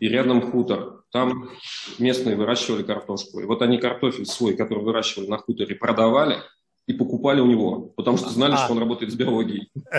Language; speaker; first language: Russian; native; Russian